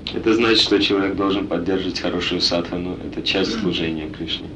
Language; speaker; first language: Russian; native; Russian